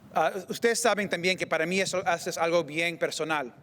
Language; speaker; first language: Spanish; early bilingual, other home language; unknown